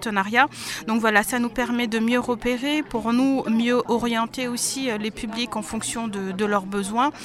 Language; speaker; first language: French; native; French